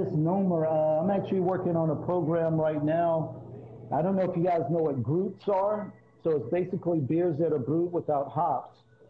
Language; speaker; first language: English; native; English